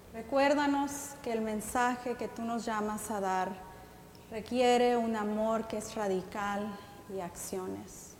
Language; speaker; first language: Spanish; early bilingual, heritage; Spanish